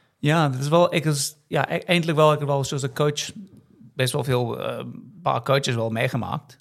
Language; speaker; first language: Dutch; non-native, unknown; English